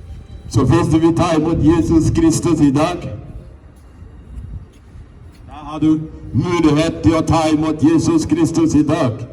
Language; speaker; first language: Norwegian; non-native, fluent; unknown